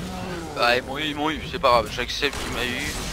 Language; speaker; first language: French; native; French